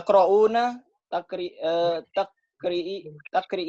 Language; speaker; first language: Arabic; non-native, learner; Indonesian